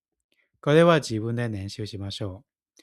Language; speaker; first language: Japanese; non-native, fluent; Cantonese